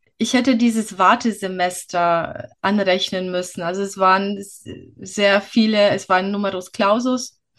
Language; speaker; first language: German; early bilingual, other home language; Polish